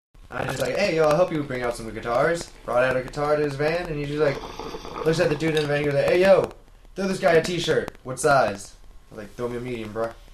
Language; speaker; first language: English; native; English